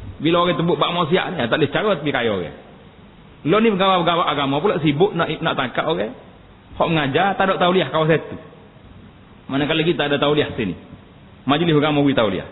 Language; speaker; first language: Malay; native; Malay